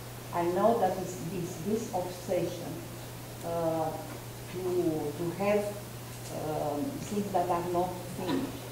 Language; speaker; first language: English; non-native, fluent; Romanian